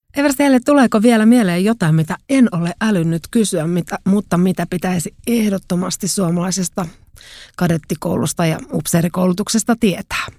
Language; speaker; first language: Finnish; native; Finnish